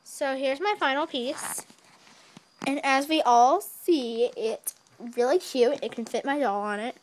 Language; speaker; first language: English; native; English